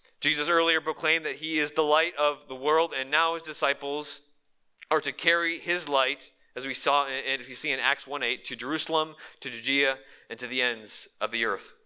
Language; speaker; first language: English; native; English